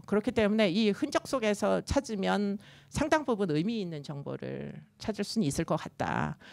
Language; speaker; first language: Korean; native; Korean